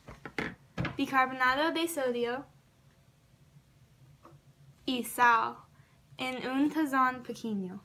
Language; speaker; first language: Spanish; non-native, learner; English